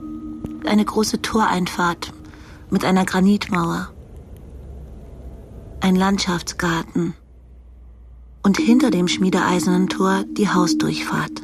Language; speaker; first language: German; native; German